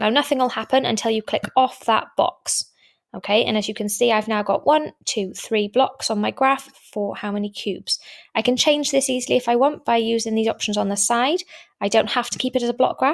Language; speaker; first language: English; native; English